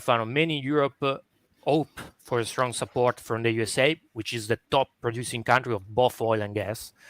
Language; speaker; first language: English; non-native, fluent; Italian